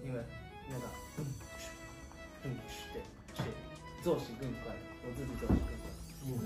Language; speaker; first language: Chinese; non-native, learner; Japanese